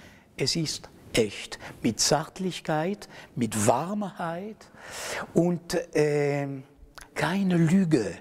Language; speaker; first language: German; non-native, fluent; French